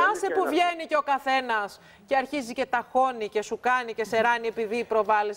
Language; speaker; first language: Greek; native; Greek